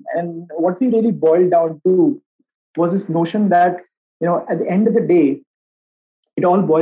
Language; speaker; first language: English; non-native, local second language; Hindi